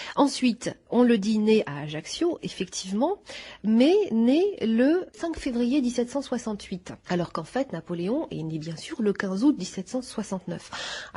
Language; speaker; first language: French; native; French